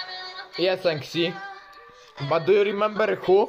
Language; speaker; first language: English; non-native, fluent; Polish